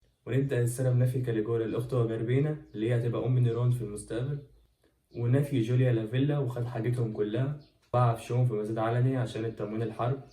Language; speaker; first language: Arabic; native; Arabic